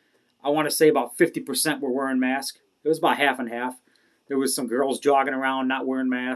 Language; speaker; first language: English; native; English